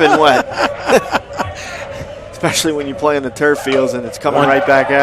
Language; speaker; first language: English; native; English